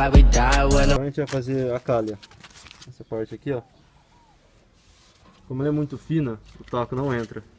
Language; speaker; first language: Portuguese; native; Portuguese